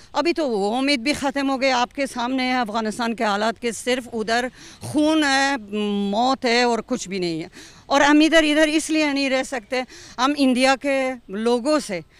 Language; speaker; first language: Hindi; non-native, fluent; Persian